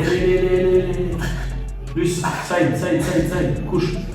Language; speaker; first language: French; native; French